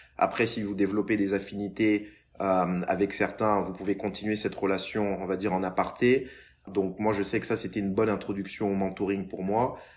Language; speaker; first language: French; non-native, local second language; Lingala